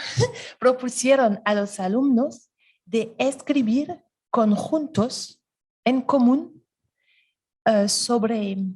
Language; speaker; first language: Spanish; non-native, learner; French